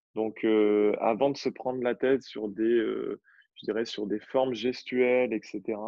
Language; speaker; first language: French; native; French